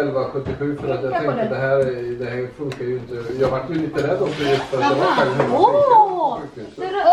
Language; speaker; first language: Swedish; native; Swedish